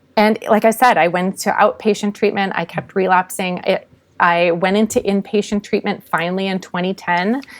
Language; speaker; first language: English; native; English